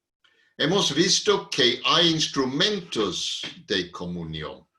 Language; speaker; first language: Spanish; non-native, fluent; English